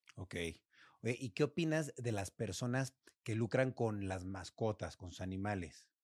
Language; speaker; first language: Spanish; native; Spanish